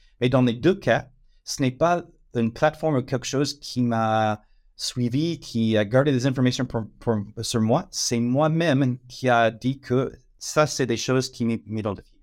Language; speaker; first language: French; non-native, fluent; English